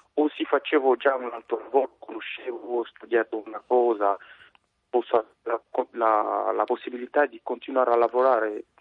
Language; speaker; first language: Italian; non-native, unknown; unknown